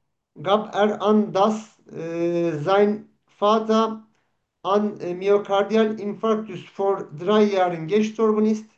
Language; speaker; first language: German; non-native, learner; Turkish